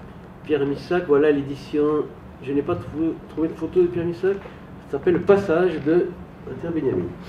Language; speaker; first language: French; native; French